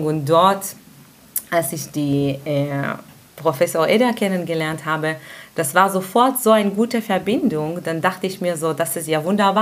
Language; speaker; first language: German; non-native, fluent; Hebrew